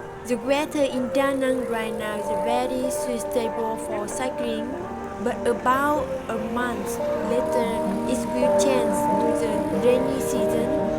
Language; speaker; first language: English; non-native, learner; Vietnamese